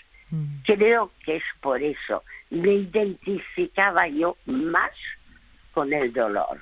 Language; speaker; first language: Spanish; early bilingual, other home language; French